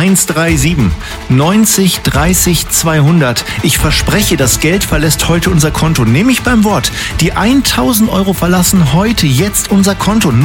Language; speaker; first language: German; native; German